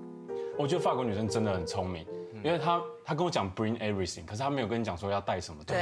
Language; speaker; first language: Chinese; native; Chinese